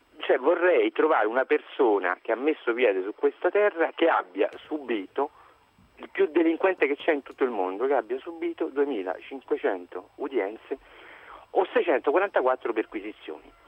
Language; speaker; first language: Italian; native; Italian